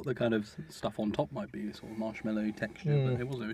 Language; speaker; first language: English; native; English